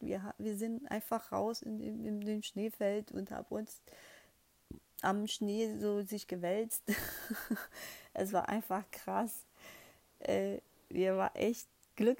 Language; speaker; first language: German; non-native, fluent; Portuguese